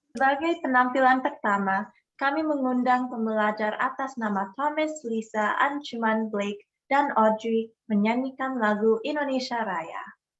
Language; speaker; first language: Indonesian; early bilingual, heritage; Indonesian